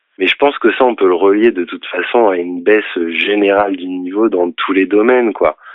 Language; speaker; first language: French; native; French